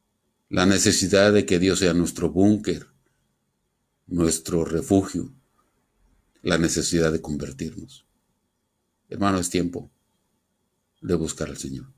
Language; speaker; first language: Spanish; native; Spanish